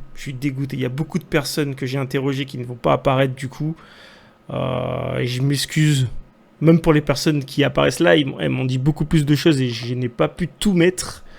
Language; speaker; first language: French; native; French